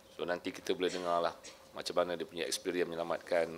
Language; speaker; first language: English; non-native, local second language; Malay